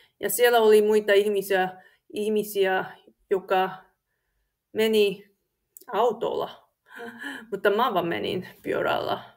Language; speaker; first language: Finnish; non-native, learner; English